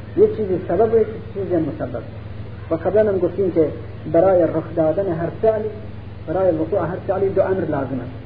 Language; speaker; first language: Persian; non-native, local second language; Central Kurdish